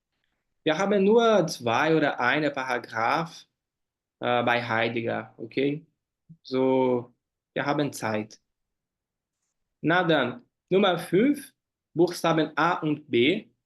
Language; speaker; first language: German; non-native, fluent; Portuguese